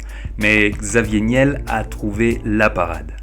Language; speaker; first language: French; native; French